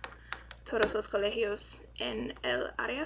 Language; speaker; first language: Spanish; non-native, learner; English